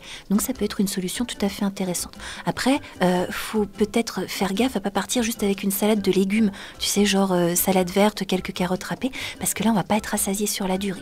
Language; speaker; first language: French; native; French